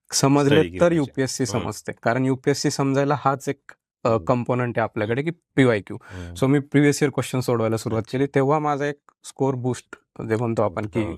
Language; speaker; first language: Marathi; native; Marathi